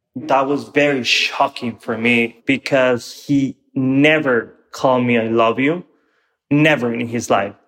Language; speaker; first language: English; non-native, fluent; Spanish